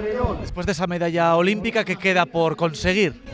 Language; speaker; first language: Spanish; native; Spanish